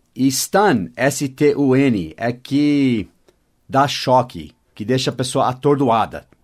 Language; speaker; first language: Portuguese; non-native, fluent; English